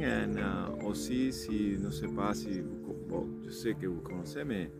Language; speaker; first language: French; non-native, learner; Spanish